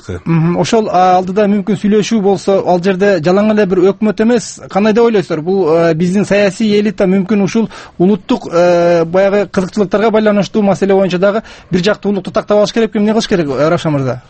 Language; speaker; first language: Kyrgyz; native; Kyrgyz